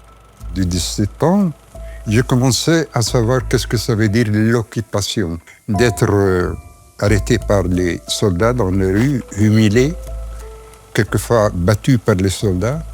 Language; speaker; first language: French; non-native, fluent; Arabic